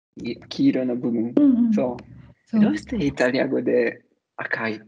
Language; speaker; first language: Japanese; non-native, learner; Italian